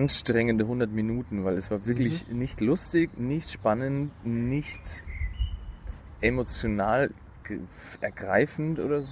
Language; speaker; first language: German; native; German